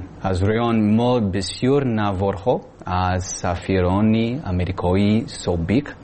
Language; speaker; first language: Tajik; non-native, learner; English